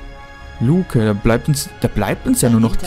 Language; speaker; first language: German; native; German